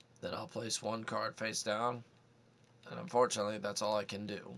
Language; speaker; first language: English; native; English